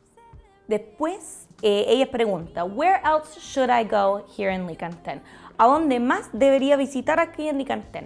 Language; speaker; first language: Spanish; non-native, fluent; English